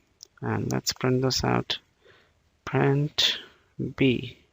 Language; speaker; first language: English; non-native, local second language; Bangla